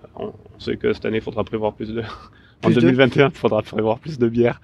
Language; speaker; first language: French; native; French